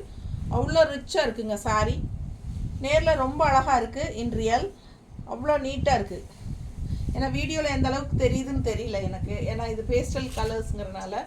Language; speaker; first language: Tamil; native; Tamil